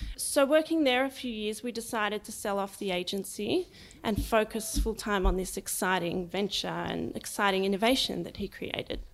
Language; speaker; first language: English; native; English